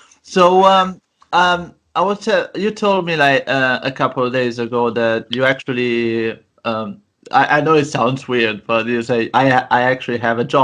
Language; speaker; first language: English; non-native, fluent; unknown